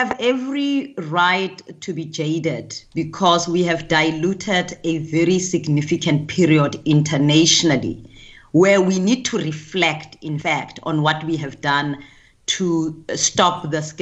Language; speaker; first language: English; non-native, local second language; Tswana